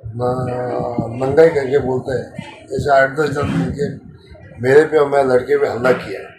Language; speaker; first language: Hindi; non-native, local second language; Gujarati